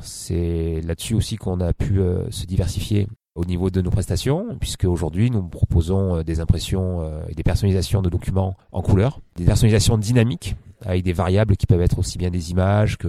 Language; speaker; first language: French; native; French